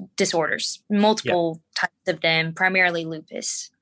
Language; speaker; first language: English; native; English